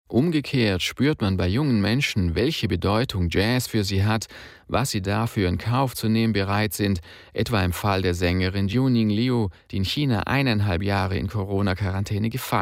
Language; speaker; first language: German; native; German